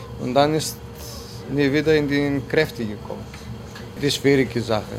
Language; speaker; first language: German; non-native, learner; Greek